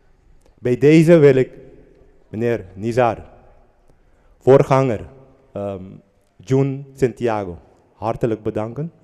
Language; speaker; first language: Dutch; non-native, local second language; Papiamento